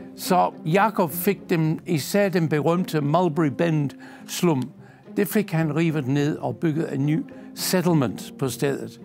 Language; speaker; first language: Danish; non-native, fluent; English